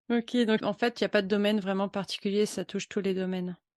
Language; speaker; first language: French; native; French